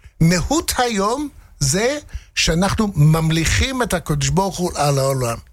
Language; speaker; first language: Hebrew; non-native, fluent; English